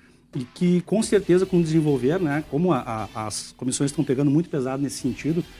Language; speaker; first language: Portuguese; native; Portuguese